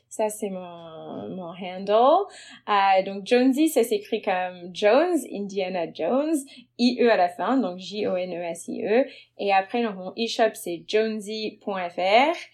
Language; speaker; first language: French; non-native, fluent; English